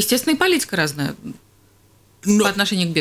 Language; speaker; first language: Russian; native; Russian